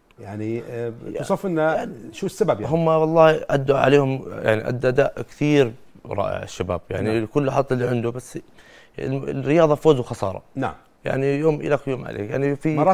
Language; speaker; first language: Arabic; native; Arabic